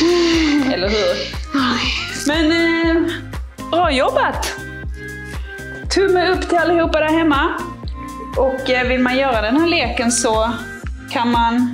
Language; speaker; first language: Swedish; native; Swedish